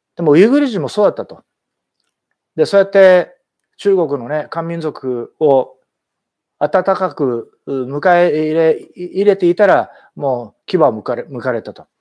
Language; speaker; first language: Japanese; native; Japanese